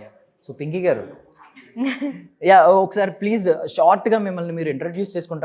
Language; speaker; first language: Telugu; native; Telugu